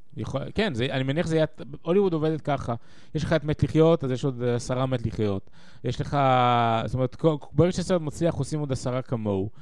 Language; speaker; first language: Hebrew; native; Hebrew